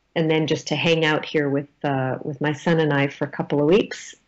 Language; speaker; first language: English; native; English